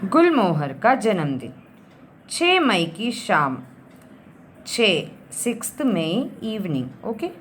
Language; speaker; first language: Hindi; non-native, local second language; Malayalam